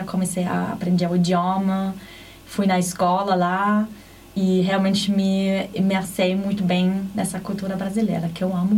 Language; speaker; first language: Portuguese; non-native, fluent; German